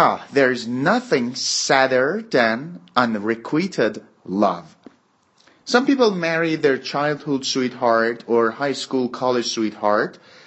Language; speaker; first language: English; non-native, fluent; Persian